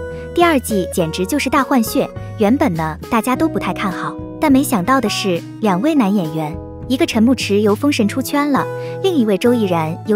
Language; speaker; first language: Chinese; native; Chinese